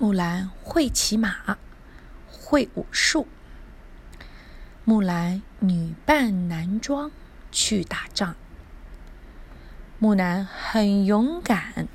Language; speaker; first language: Chinese; non-native, learner; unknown